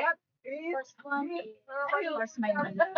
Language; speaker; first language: English; non-native, learner; Indonesian